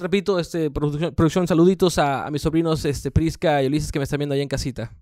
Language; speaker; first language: Spanish; early bilingual, heritage; Spanish